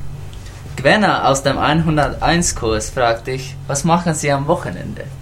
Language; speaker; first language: German; non-native, learner; English